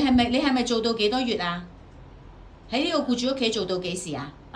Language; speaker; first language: Cantonese; native; Cantonese